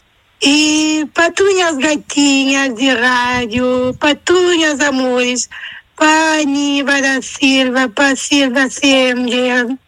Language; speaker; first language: Spanish; non-native, learner; Kabuverdianu